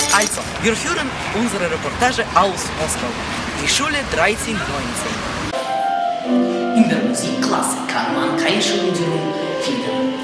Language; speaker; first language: German; non-native, learner; Russian